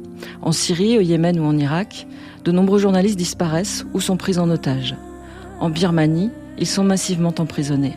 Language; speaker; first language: French; native; French